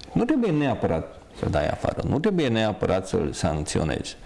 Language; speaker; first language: Romanian; non-native, local second language; Hungarian